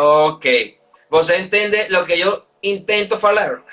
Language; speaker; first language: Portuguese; non-native, learner; Spanish